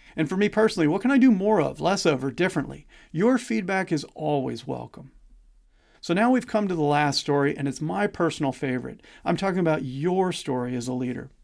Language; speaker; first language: English; native; English